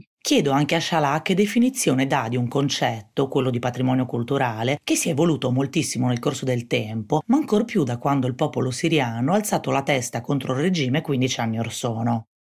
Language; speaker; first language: Italian; native; Italian